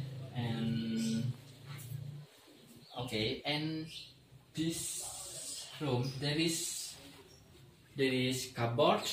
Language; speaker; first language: English; non-native, learner; Indonesian